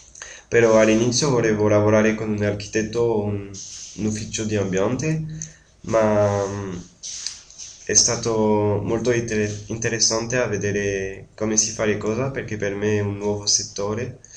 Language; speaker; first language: Italian; non-native, learner; French